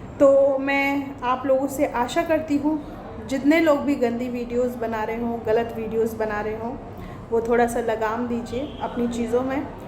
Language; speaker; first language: Hindi; native; Hindi